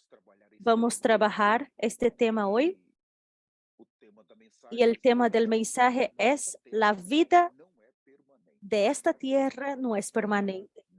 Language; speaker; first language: Spanish; non-native, fluent; Portuguese